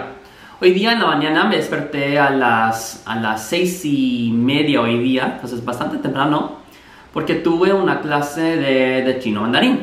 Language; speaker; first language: Spanish; non-native, fluent; English